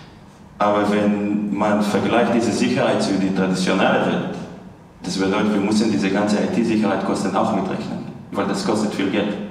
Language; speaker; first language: German; non-native, fluent; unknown